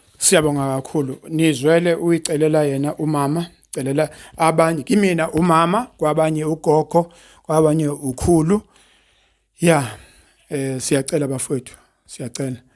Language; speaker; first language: Zulu; native; Zulu